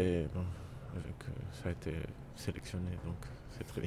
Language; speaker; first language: French; non-native, fluent; Spanish